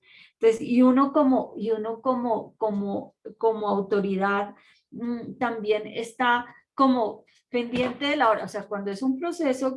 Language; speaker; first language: Spanish; native; Spanish